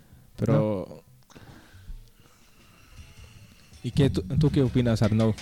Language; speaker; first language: Spanish; non-native, learner; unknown